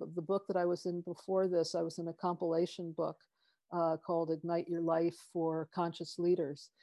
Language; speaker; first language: English; native; English